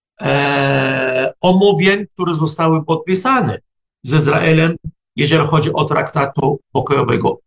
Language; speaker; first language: Polish; non-native, fluent; Arabic